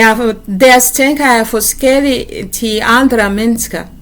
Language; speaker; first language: Danish; non-native, learner; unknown